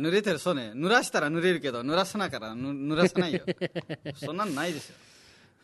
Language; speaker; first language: Japanese; non-native, fluent; Nepali